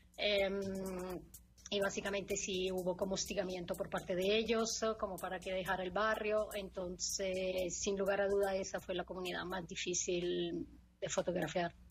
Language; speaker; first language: Spanish; non-native, fluent; Italian